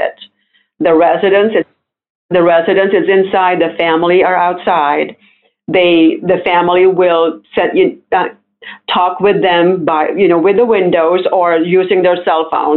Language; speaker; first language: English; non-native, local second language; Filipino